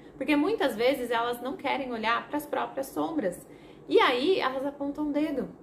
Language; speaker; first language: Portuguese; non-native, fluent; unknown